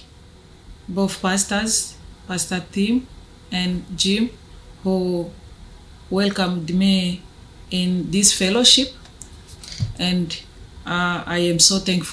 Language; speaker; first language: English; non-native, local second language; Kinyarwanda